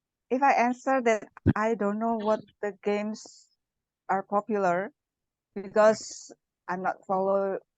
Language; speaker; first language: English; non-native, learner; Indonesian